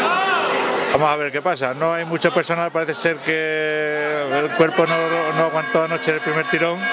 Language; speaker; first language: Spanish; native; Spanish